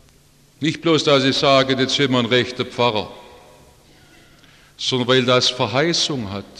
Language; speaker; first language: German; native; German